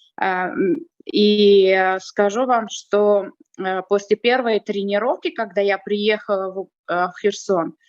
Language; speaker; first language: Russian; non-native, fluent; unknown